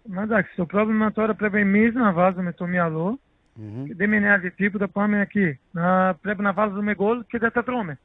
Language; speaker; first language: Greek; non-native, learner; Portuguese